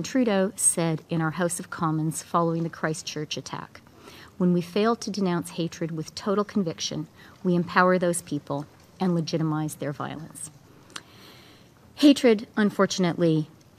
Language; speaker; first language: English; native; English